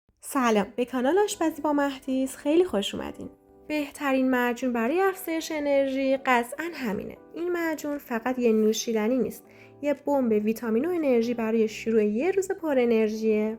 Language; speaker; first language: Persian; native; Persian